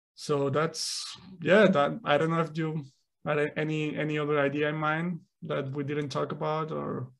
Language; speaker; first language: English; non-native, fluent; Spanish